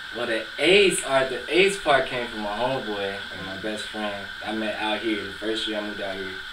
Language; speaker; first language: English; native; English